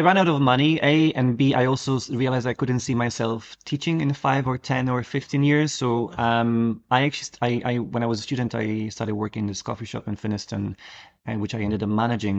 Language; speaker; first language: English; non-native, fluent; Polish